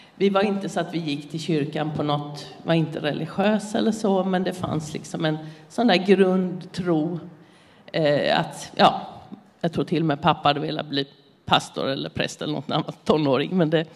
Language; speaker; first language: Swedish; native; Swedish